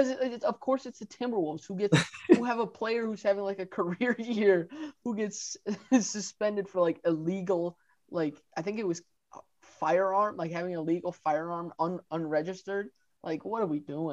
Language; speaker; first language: English; native; English